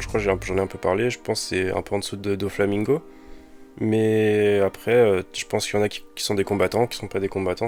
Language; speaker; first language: French; native; French